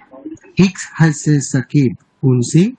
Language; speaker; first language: German; non-native, learner; Bangla